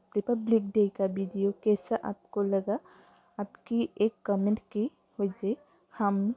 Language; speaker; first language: Hindi; non-native, local second language; Bangla